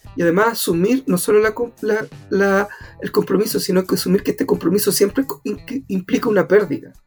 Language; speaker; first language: Spanish; native; Spanish